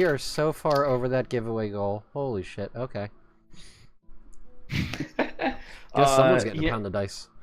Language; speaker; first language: English; native; English